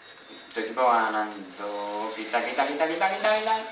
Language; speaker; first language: Spanish; native; Spanish